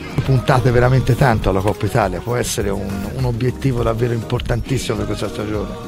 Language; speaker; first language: Italian; native; Italian